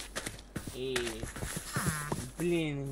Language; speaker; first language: Russian; non-native, learner; English